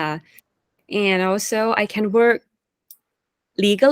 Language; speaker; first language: English; non-native, fluent; Thai